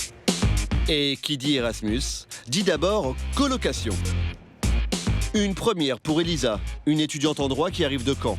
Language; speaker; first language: French; native; French